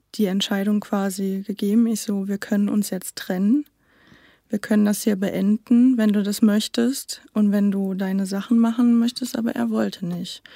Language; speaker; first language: German; native; German